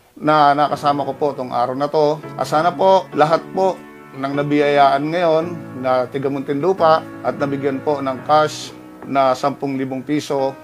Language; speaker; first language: Filipino; native; Filipino